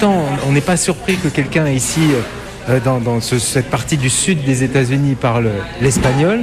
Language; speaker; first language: French; native; French